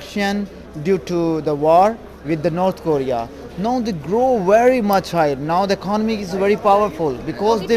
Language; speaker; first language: English; non-native, local second language; Urdu